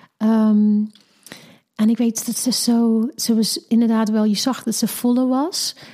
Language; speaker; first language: Dutch; non-native, fluent; English